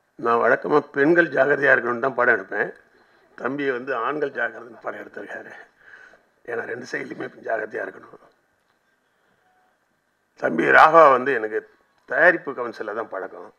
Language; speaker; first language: Tamil; native; Tamil